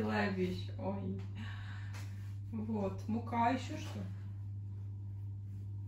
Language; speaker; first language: Russian; native; Russian